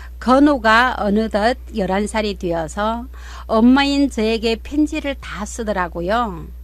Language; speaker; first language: Korean; native; Korean